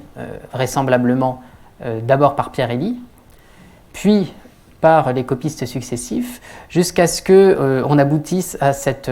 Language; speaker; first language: French; native; French